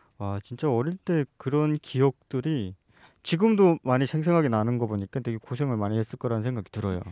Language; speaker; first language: Korean; native; Korean